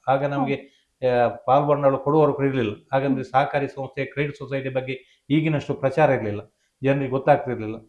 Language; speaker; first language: Kannada; non-native, local second language; Konkani